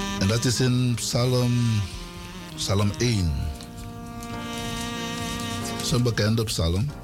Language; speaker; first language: Dutch; non-native, local second language; Sranan Tongo